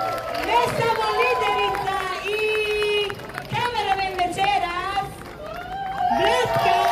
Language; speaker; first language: Croatian; native; Croatian